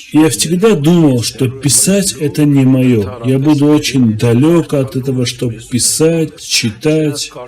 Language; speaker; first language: Russian; non-native, fluent; Armenian